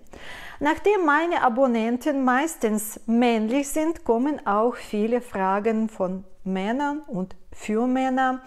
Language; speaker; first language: German; non-native, fluent; Russian